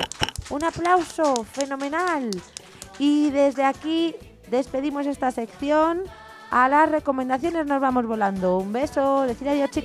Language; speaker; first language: Spanish; native; Spanish